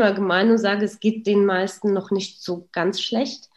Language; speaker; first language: German; early bilingual, other home language; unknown